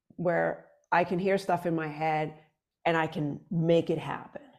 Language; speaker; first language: English; non-native, fluent; Swedish